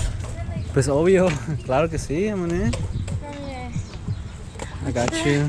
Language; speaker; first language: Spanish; early bilingual, heritage; Spanish